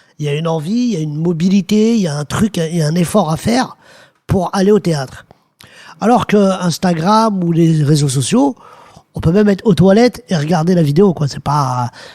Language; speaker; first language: French; early bilingual, other home language; Arabic